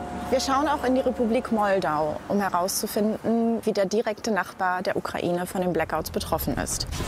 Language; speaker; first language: German; native; German